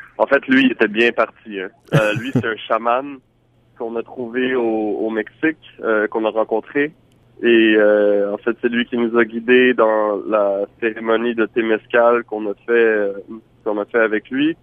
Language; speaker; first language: French; native; French